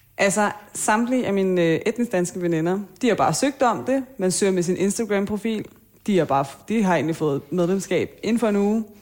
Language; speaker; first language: Danish; native; Danish